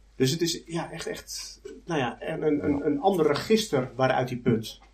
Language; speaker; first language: Dutch; native; Dutch